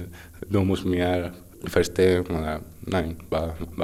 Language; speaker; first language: German; non-native, learner; Spanish